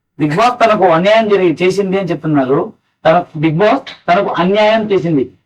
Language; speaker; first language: Telugu; native; Telugu